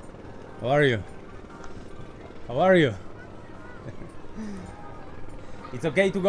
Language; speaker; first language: English; non-native, learner; Polish